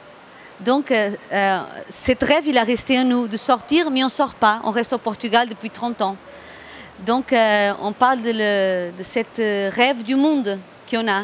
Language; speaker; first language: French; non-native, fluent; Portuguese